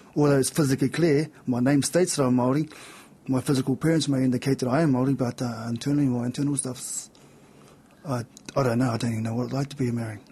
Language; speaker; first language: English; native; English